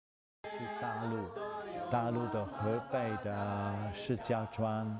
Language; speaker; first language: Chinese; non-native, fluent; German